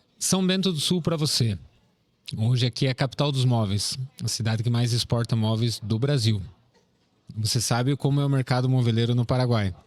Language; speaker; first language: Portuguese; native; Portuguese